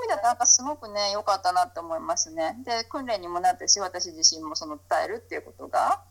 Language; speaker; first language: Japanese; native; Japanese